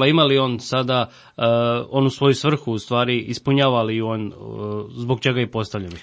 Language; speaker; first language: Croatian; native; Croatian